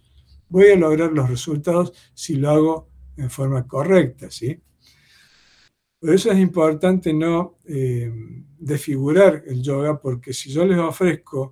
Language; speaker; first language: Spanish; native; Spanish